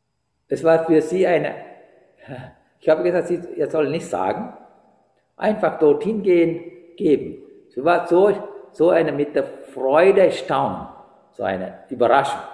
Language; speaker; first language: German; non-native, fluent; Sinhala